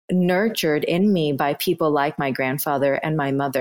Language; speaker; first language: English; non-native, local second language; Bangla